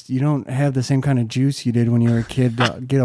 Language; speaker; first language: English; native; English